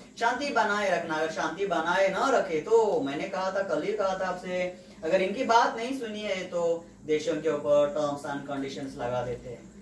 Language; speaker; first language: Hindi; non-native, local second language; Telugu